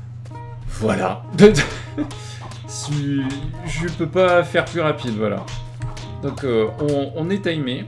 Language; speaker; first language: French; native; French